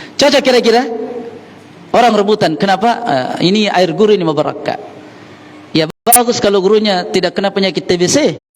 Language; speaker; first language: Malay; non-native, local second language; Buginese